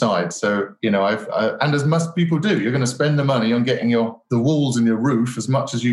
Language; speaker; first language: English; native; English